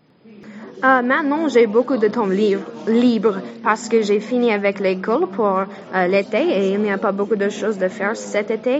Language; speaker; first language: French; non-native, learner; English